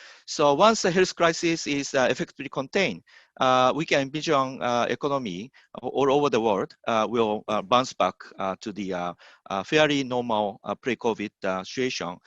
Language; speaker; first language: English; non-native, fluent; Japanese